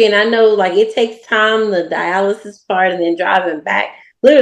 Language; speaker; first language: English; native; English